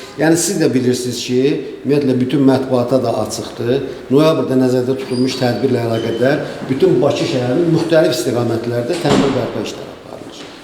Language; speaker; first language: Azerbaijani; native; Azerbaijani